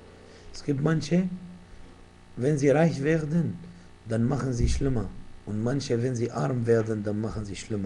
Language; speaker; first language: German; non-native, fluent; Arabic